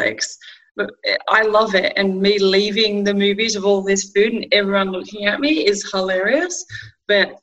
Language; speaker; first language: English; native; English